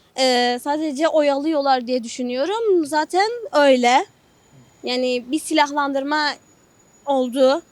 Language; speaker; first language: Turkish; non-native, local second language; Kurdish